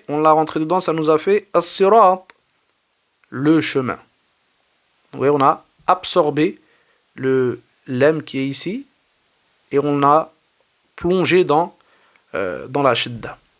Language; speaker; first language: French; native; French